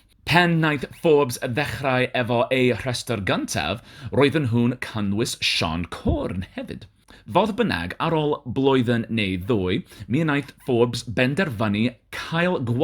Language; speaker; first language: Welsh; non-native, learner; English